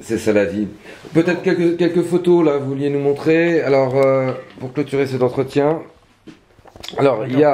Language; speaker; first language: French; native; French